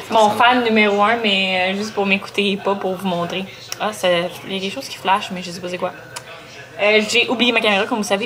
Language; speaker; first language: French; native; French